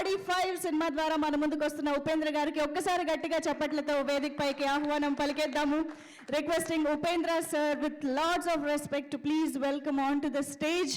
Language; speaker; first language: Telugu; native; Telugu